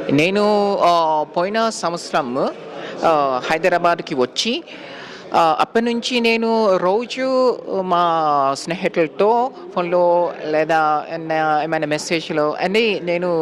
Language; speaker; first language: Telugu; non-native, learner; Japanese